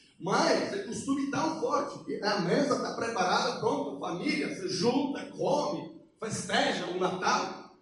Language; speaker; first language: Portuguese; non-native, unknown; Polish